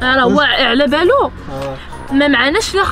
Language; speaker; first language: Arabic; native; Arabic